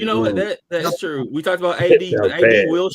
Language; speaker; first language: English; native; English